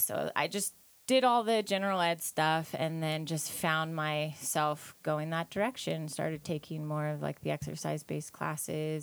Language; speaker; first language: English; native; English